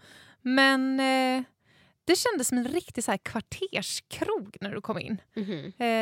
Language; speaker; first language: Swedish; native; Swedish